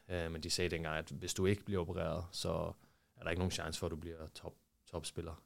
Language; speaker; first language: Danish; early bilingual, other home language; Portuguese